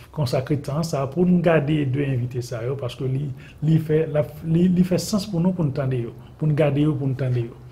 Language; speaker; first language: French; non-native, local second language; Haitian Creole